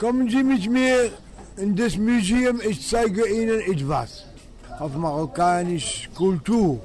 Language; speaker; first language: German; non-native, learner; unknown